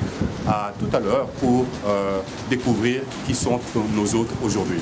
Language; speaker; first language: French; non-native, local second language; Lingala